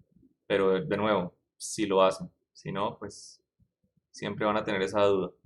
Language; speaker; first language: Spanish; native; Spanish